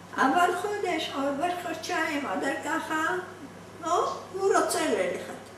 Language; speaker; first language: Hebrew; non-native, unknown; Arabic